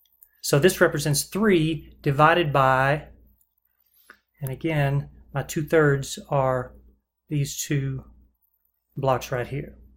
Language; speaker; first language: English; native; English